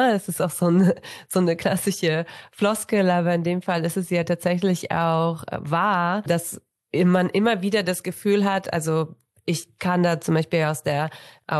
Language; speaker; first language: German; native; German